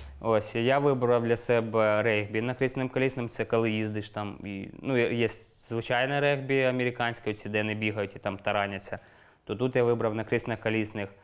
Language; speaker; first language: Ukrainian; non-native, local second language; Russian